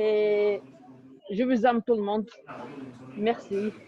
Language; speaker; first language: French; non-native, learner; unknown